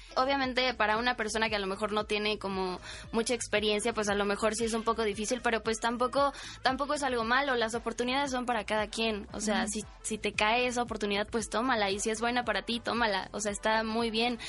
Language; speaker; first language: Spanish; native; Spanish